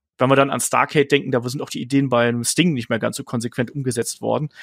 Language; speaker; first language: German; native; German